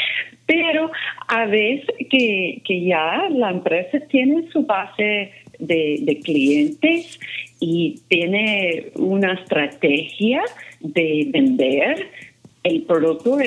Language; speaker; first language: Spanish; non-native, fluent; English